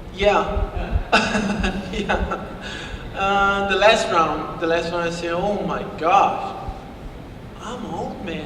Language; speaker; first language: English; non-native, learner; Portuguese